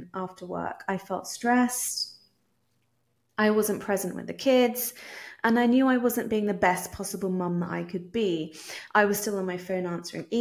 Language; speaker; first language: English; native; English